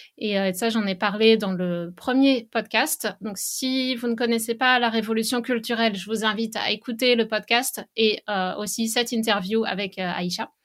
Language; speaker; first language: French; native; French